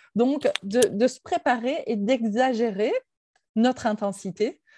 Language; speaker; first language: French; native; French